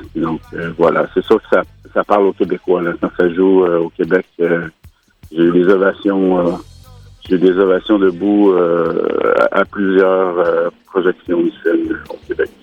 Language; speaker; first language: French; native; French